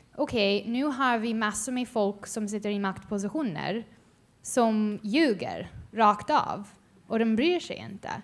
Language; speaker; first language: Swedish; non-native, fluent; English